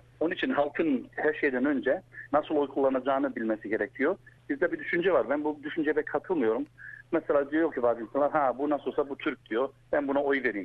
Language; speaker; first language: Turkish; early bilingual, heritage; Turkish